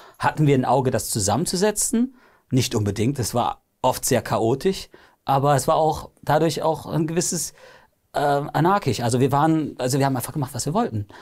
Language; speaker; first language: German; early bilingual, other home language; English